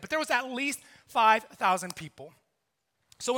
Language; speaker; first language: English; native; English